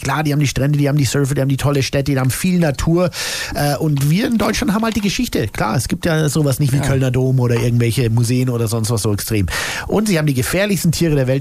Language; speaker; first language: German; native; German